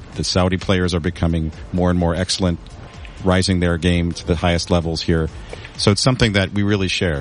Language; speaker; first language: English; native; English